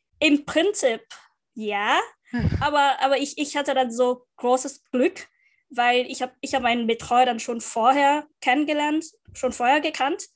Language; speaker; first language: German; non-native, fluent; Vietnamese